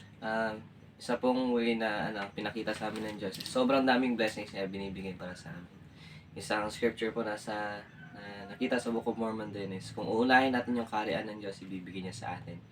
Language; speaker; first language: Filipino; non-native, local second language; Aklanon